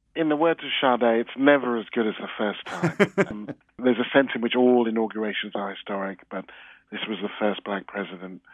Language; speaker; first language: English; native; English